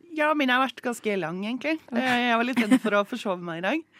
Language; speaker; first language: Norwegian; native; Norwegian